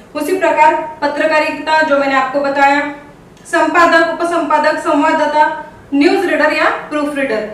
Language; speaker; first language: Hindi; non-native, local second language; Marathi